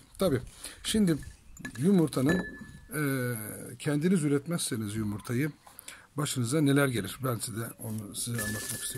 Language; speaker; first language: Turkish; native; Turkish